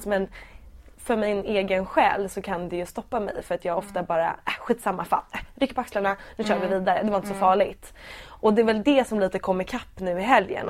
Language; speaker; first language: Swedish; native; Swedish